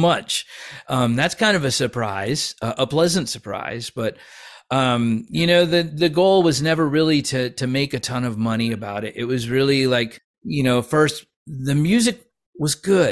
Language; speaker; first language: English; native; English